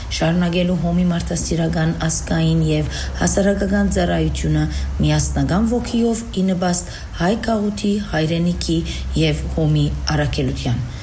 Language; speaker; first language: Armenian; early bilingual, heritage; Armenian